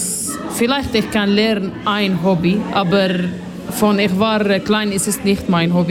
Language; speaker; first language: German; non-native, learner; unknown